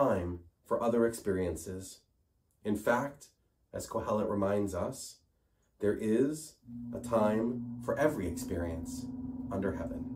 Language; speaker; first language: English; native; English